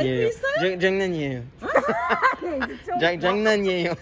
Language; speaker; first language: Korean; non-native, learner; French